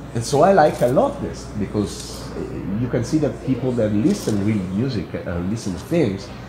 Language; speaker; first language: English; non-native, fluent; Italian